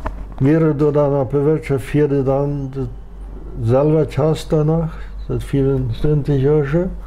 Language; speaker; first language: German; non-native, local second language; Plautdietsch